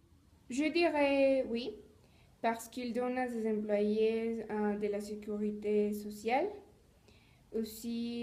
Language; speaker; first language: French; non-native, learner; Spanish